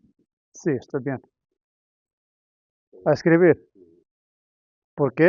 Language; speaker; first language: Spanish; non-native, learner; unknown